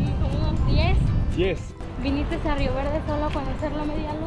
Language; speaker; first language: Spanish; native; Spanish